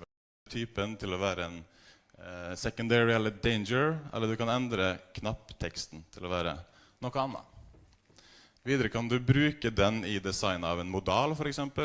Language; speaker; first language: Norwegian; native; Norwegian